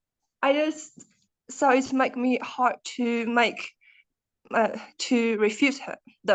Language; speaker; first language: English; non-native, learner; Chinese